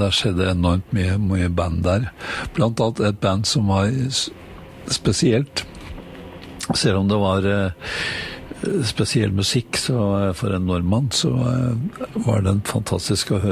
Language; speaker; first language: Norwegian; native; Norwegian